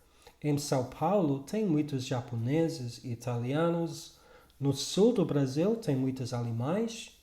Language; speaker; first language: Portuguese; non-native, fluent; English